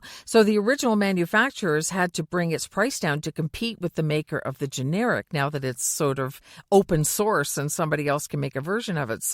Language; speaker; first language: English; native; English